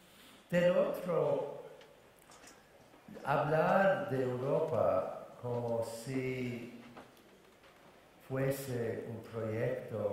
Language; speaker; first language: Spanish; non-native, fluent; English